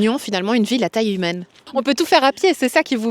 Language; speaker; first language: French; native; French